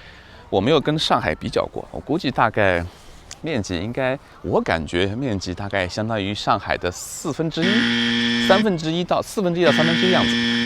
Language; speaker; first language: Chinese; native; Chinese